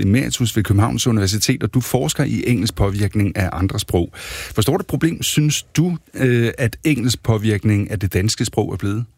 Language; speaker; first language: Danish; native; Danish